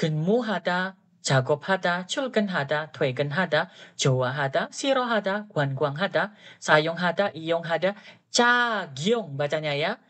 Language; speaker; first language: Korean; non-native, fluent; Indonesian